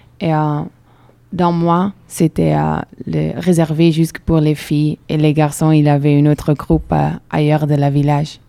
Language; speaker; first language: French; non-native, local second language; Dutch